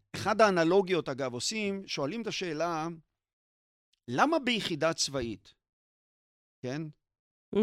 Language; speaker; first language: Hebrew; native; Hebrew